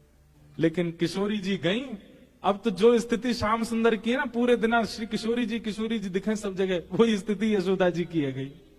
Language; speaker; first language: Hindi; native; Hindi